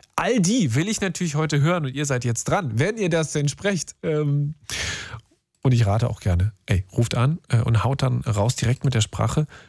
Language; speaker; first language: German; native; German